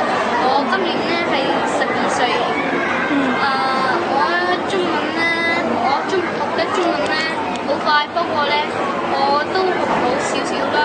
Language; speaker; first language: Cantonese; non-native, learner; Urdu